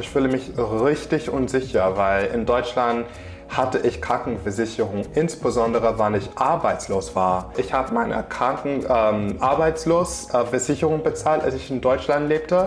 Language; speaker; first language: German; non-native, fluent; English